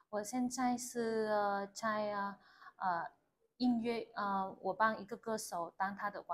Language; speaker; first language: Chinese; non-native, learner; Vietnamese